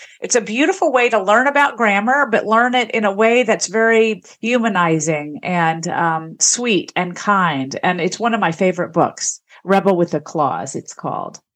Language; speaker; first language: English; native; English